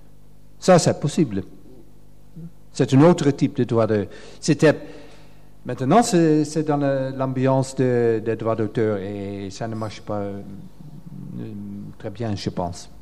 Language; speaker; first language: French; non-native, fluent; Dutch